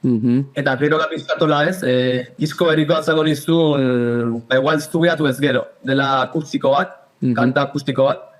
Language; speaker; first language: Basque; native; Basque